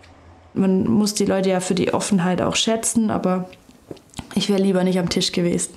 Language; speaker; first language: German; native; German